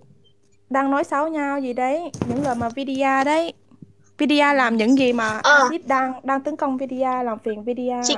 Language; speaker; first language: Vietnamese; non-native, fluent; Malay